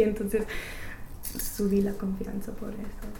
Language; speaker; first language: Spanish; non-native, learner; English